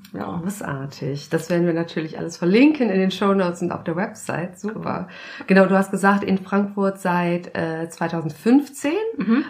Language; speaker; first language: German; native; German